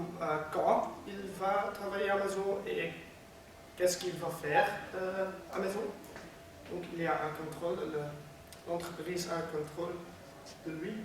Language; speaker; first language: French; non-native, learner; Dutch